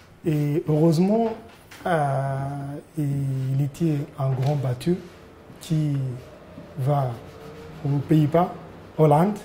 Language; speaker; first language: French; non-native, learner; Arabic